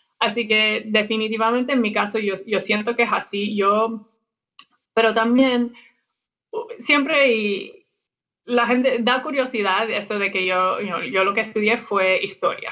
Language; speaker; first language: Spanish; non-native, fluent; English